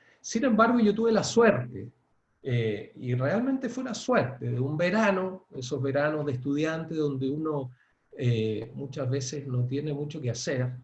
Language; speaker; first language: Spanish; native; Spanish